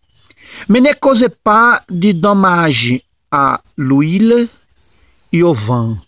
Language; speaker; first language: French; non-native, learner; Portuguese